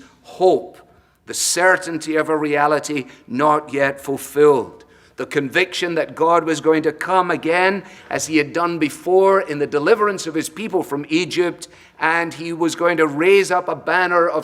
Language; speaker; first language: English; native; English